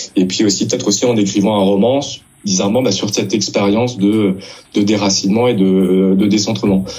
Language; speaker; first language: French; native; French